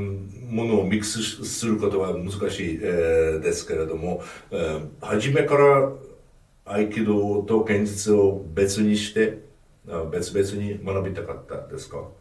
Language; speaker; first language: Japanese; non-native, fluent; Hungarian